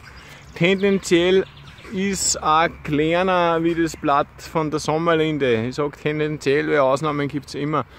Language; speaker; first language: German; native; German